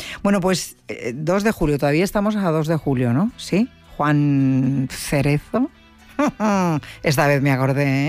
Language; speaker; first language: Spanish; native; Spanish